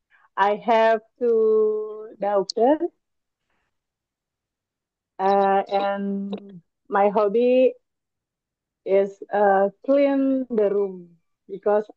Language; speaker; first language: English; non-native, learner; Indonesian